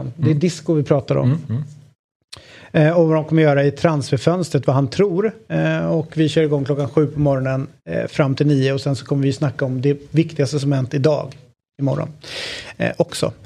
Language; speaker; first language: Swedish; native; Swedish